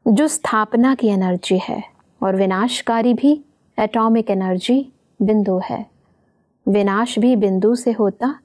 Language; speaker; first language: Hindi; native; Hindi